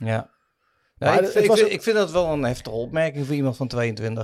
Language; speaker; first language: Dutch; native; Dutch